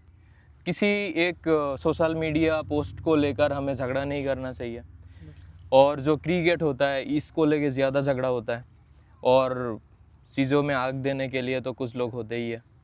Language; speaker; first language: Hindi; non-native, fluent; Bangla